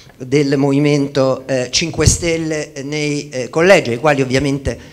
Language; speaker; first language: Italian; native; Italian